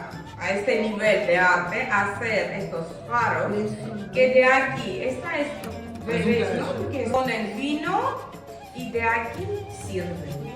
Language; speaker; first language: Spanish; non-native, fluent; Armenian